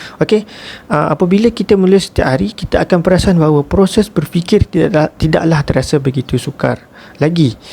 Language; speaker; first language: Malay; native; Malay